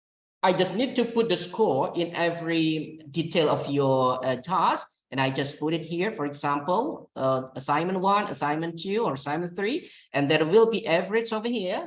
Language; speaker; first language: English; non-native, fluent; Indonesian